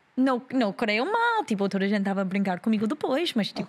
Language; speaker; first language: Portuguese; non-native, learner; English